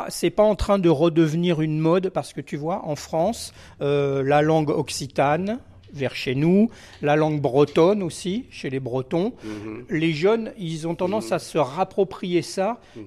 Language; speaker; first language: French; native; French